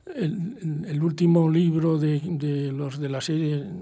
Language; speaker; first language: Spanish; native; Spanish